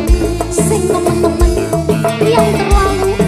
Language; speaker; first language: Indonesian; native; Indonesian